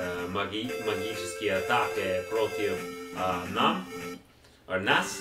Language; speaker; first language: Russian; non-native, learner; English